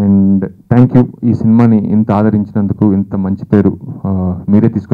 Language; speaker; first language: Telugu; native; Telugu